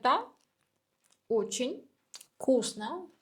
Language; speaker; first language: Russian; non-native, learner; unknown